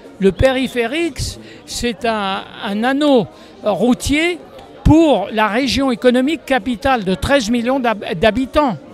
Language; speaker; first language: French; native; French